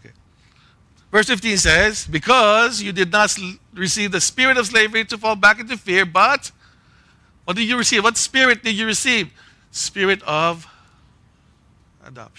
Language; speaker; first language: English; non-native, local second language; Filipino